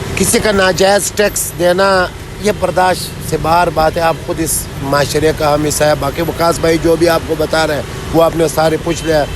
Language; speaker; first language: Urdu; non-native, local second language; Pashto